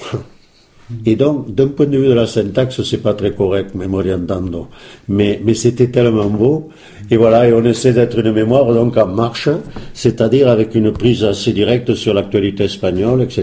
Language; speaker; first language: French; early bilingual, other home language; Spanish